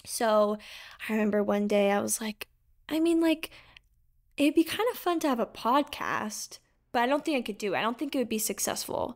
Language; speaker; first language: English; native; English